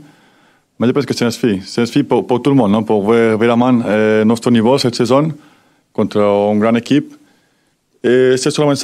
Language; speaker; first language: French; non-native, fluent; Spanish